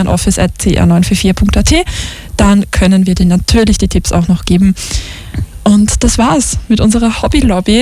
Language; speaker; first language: German; native; German